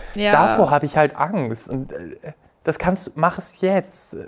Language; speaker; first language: German; native; German